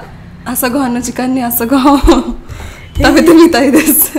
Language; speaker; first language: Japanese; non-native, learner; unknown